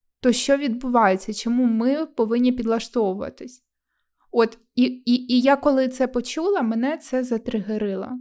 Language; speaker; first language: Ukrainian; native; Ukrainian